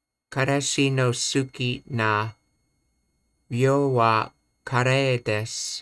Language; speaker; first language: Japanese; non-native, learner; English